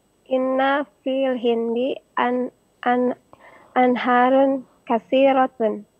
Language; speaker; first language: Arabic; non-native, learner; Indonesian